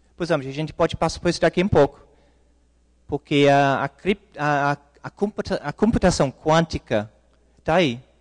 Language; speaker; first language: Portuguese; non-native, fluent; English